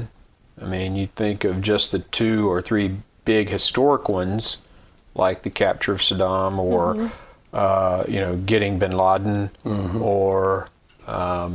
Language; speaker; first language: English; native; English